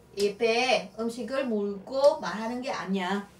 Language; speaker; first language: Korean; non-native, fluent; Vietnamese